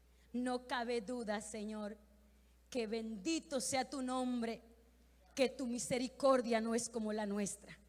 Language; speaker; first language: Spanish; native; Spanish